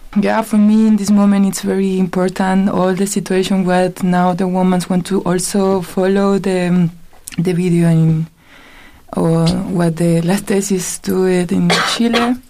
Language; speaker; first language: English; non-native, learner; Spanish